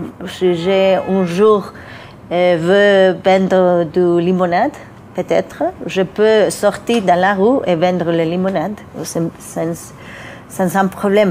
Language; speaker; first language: French; non-native, fluent; Spanish